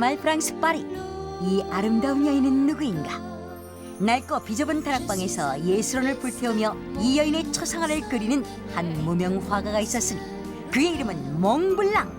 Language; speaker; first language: Korean; native; Korean